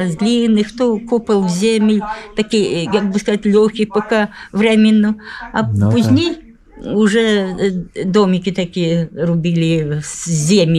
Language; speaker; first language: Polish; early bilingual, heritage; Polish